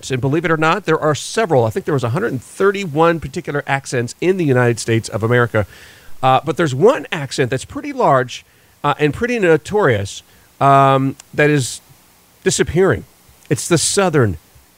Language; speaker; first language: English; native; English